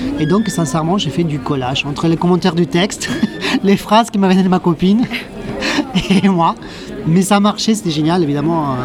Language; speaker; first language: French; non-native, fluent; Spanish